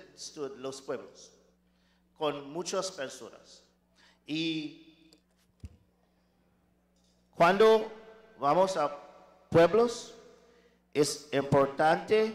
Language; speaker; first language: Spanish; non-native, learner; English